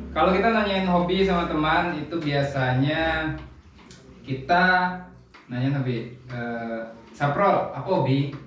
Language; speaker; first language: Indonesian; non-native, local second language; Minangkabau